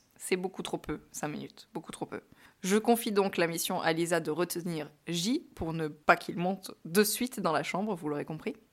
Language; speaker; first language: French; native; French